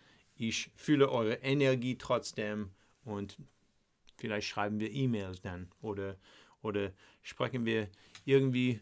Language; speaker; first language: German; non-native, learner; English